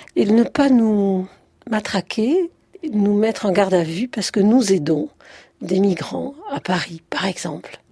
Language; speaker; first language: French; native; French